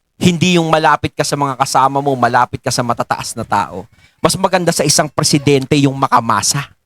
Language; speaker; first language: Filipino; native; Filipino